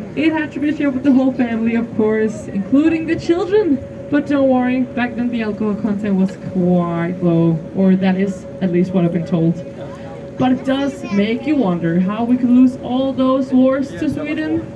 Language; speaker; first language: English; non-native, fluent; Danish